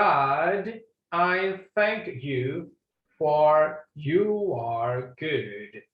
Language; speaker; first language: English; non-native, fluent; Indonesian